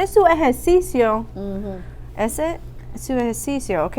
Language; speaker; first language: Spanish; non-native, learner; English